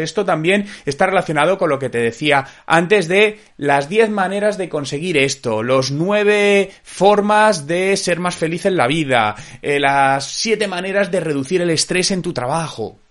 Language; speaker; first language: Spanish; native; Spanish